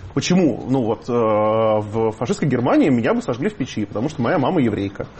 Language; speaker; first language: Russian; native; Russian